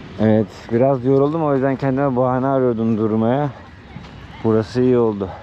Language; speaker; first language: Turkish; native; Turkish